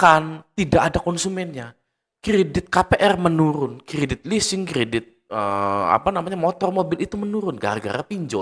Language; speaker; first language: Indonesian; native; Indonesian